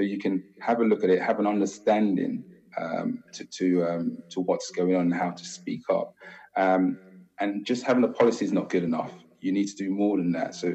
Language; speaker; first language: English; native; English